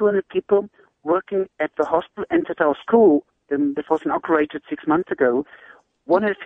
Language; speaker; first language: English; non-native, fluent; German